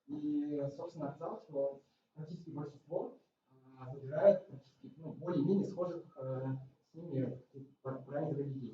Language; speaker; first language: Russian; native; Russian